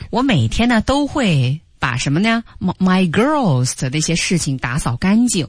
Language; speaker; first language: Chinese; native; Chinese